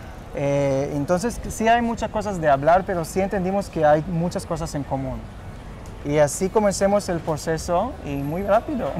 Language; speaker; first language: Spanish; non-native, fluent; Hebrew